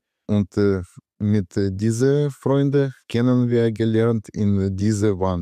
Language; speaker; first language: German; non-native, learner; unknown